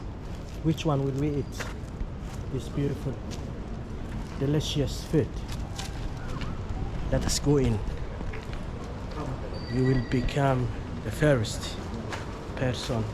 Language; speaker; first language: English; non-native, fluent; Somali